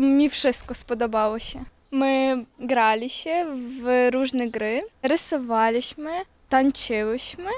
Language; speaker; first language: Polish; non-native, learner; Ukrainian